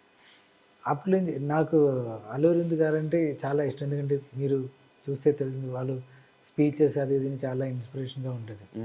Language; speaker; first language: Telugu; non-native, learner; Malayalam